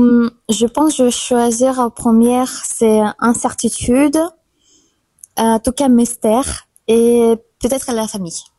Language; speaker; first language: French; non-native, fluent; German